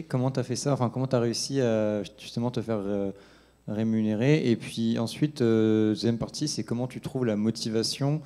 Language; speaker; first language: French; native; French